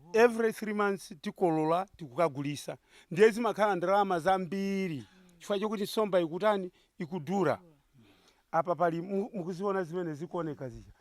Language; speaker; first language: Nyanja; non-native, local second language; Tumbuka